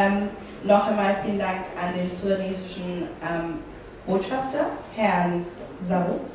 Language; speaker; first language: German; native; German